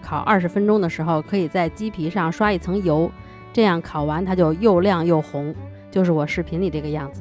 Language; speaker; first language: Chinese; native; Chinese